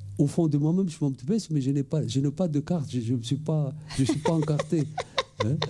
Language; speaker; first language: French; non-native, local second language; Malagasy